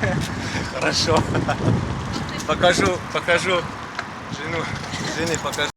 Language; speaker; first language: Russian; non-native, learner; French